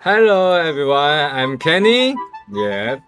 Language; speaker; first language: English; non-native, learner; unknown